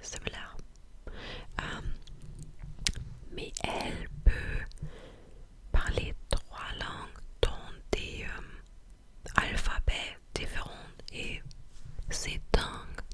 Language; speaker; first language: French; non-native, fluent; German